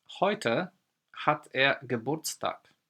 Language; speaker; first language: German; non-native, fluent; Polish